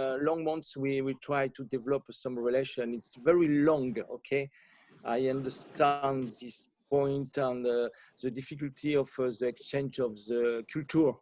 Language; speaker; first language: English; non-native, learner; French